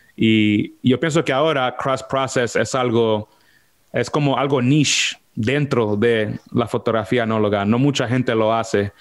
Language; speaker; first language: Spanish; early bilingual, heritage; Spanish